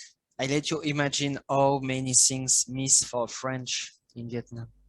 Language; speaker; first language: English; non-native, learner; French